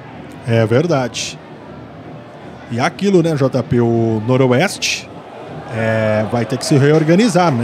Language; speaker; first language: Portuguese; native; Portuguese